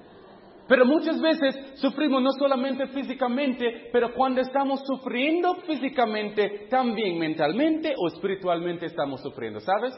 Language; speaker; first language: Spanish; non-native, fluent; English